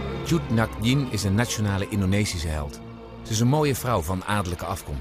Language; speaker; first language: Dutch; native; Dutch